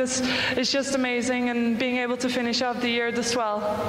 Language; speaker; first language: English; non-native, fluent; Polish